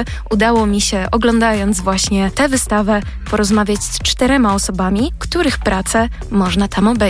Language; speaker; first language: Polish; native; Polish